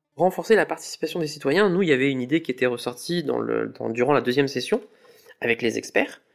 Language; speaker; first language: French; native; French